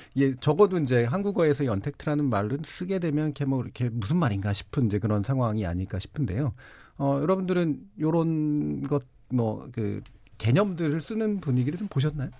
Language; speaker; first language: Korean; native; Korean